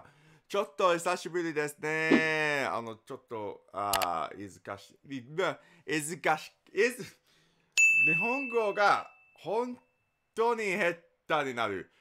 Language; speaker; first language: Japanese; non-native, learner; English